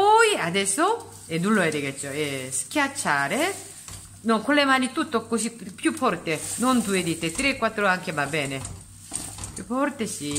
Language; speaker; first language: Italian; non-native, learner; Korean